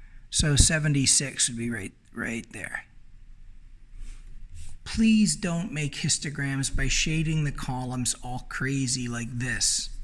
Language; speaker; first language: English; native; English